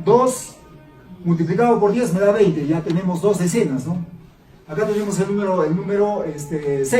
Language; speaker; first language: Spanish; native; Spanish